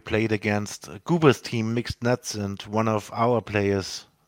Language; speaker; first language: English; non-native, fluent; German